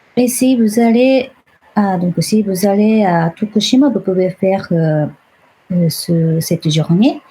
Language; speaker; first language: French; non-native, fluent; Japanese